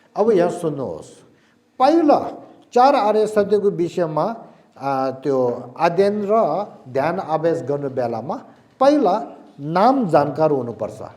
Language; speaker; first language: Nepali; non-native, local second language; Tibetan